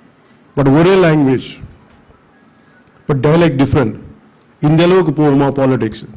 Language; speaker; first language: Tamil; non-native, local second language; Telugu